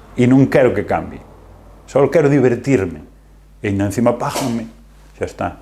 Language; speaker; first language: Galician; native; Galician